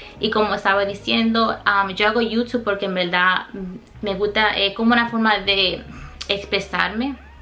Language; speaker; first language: Spanish; early bilingual, heritage; Spanish